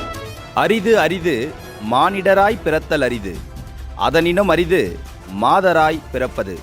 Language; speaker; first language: Tamil; native; Tamil